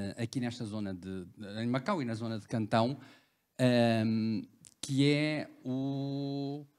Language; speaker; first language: Portuguese; early bilingual, other home language; Cantonese